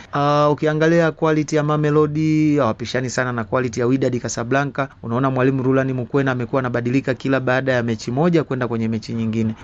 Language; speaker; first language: Swahili; native; Swahili